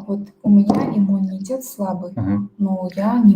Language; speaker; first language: Russian; native; Russian